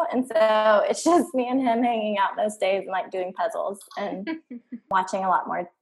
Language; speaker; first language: English; native; English